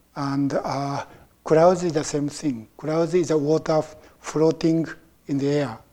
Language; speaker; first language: English; non-native, fluent; Japanese